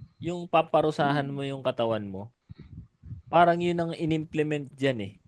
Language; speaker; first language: Filipino; native; Filipino